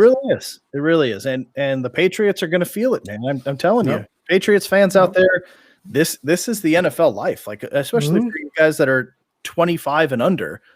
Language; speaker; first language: English; native; English